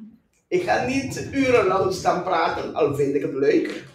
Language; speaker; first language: Dutch; non-native, local second language; Papiamento